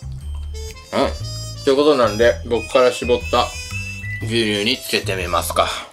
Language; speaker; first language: Japanese; native; Japanese